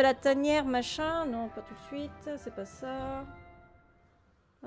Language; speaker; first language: French; native; French